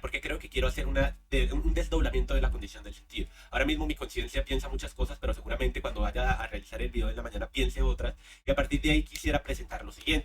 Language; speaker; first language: Spanish; native; Spanish